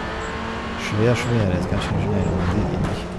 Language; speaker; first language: German; native; German